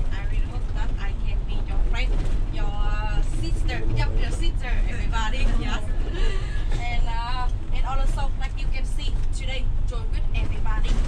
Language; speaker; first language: English; non-native, learner; Vietnamese